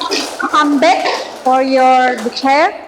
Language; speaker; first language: English; non-native, learner; Indonesian